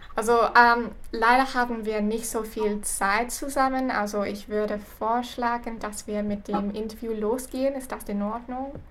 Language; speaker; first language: German; non-native, fluent; English